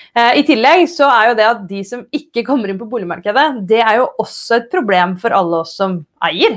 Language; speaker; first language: Norwegian; native; Norwegian